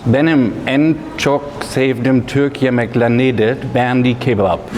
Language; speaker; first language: Turkish; non-native, learner; German